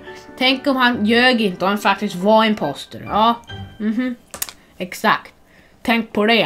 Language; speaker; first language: Swedish; non-native, fluent; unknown